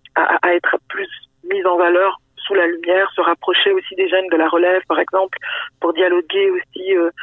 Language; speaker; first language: French; native; French